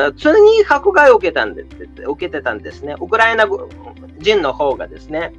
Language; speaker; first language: Japanese; non-native, fluent; Russian